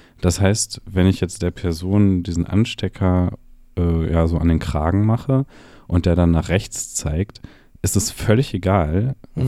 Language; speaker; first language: German; native; German